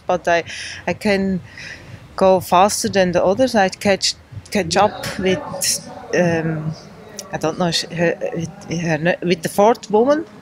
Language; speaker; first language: English; non-native, learner; German